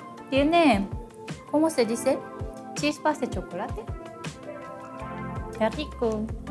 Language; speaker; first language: Spanish; non-native, fluent; Japanese